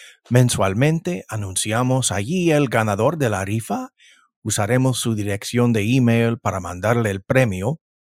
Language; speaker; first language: Spanish; non-native, fluent; English